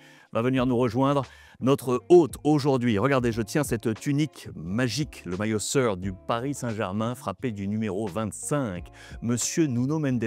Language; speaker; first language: French; native; French